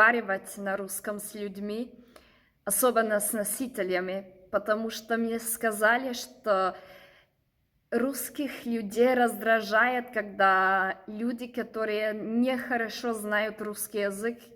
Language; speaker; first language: Russian; non-native, learner; German